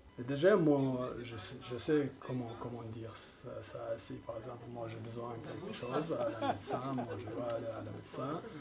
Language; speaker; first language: French; non-native, learner; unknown